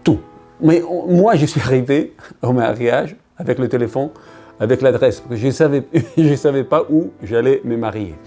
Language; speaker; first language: French; non-native, learner; Italian